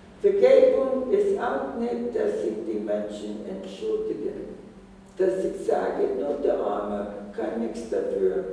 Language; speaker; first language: German; non-native, fluent; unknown